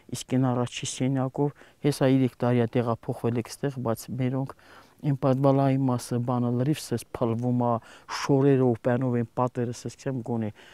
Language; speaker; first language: Armenian; native; Armenian